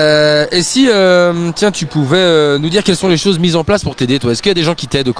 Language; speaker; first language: French; native; French